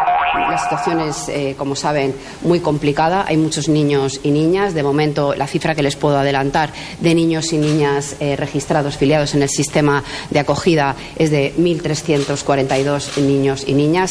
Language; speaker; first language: Spanish; native; Spanish